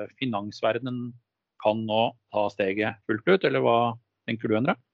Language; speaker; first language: Norwegian; native; Norwegian